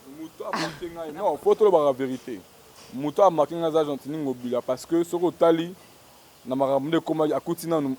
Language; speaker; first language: Lingala; native; Lingala